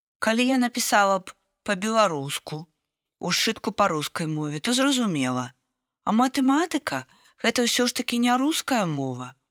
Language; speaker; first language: Belarusian; non-native, local second language; Russian